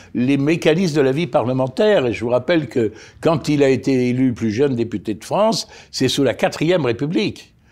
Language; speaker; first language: French; native; French